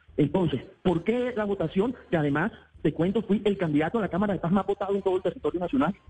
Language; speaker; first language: Spanish; native; Spanish